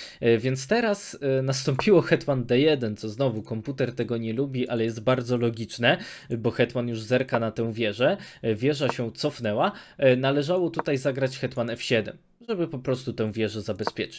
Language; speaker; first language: Polish; native; Polish